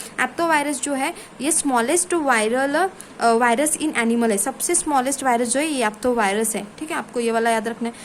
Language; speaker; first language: Hindi; non-native, local second language; Marathi